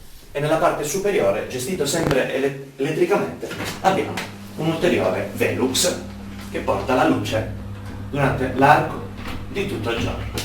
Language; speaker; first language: Italian; native; Italian